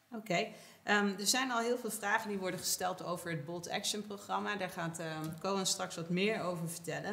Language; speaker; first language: Dutch; native; Dutch